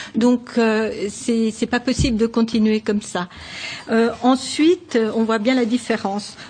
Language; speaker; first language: French; native; French